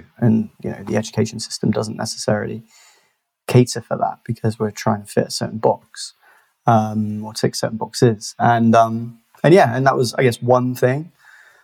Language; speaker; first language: English; native; English